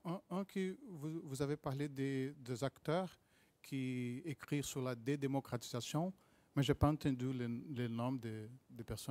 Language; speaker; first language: French; non-native, learner; Portuguese